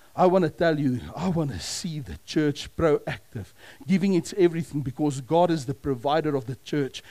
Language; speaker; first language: English; non-native, local second language; Afrikaans